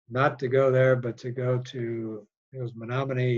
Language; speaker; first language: English; native; English